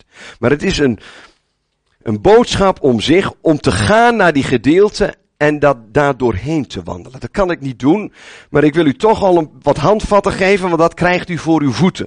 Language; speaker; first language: Dutch; native; Dutch